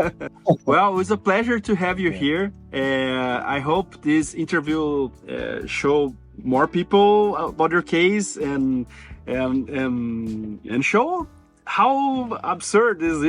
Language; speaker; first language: English; non-native, fluent; Portuguese